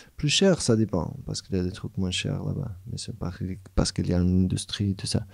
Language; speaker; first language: French; non-native, fluent; Portuguese